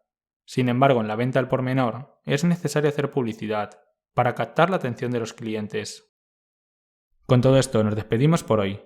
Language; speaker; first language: Spanish; native; Spanish